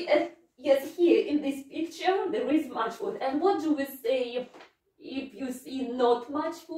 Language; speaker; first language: English; non-native, fluent; Russian